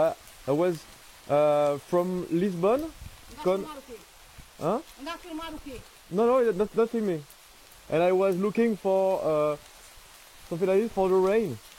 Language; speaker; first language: English; non-native, learner; French